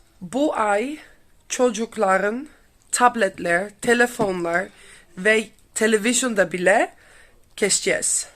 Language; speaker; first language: Turkish; non-native, learner; Dutch